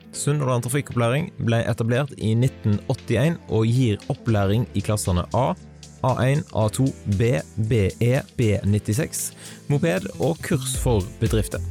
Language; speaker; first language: Norwegian; native; Norwegian